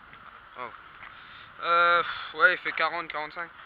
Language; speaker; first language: French; native; French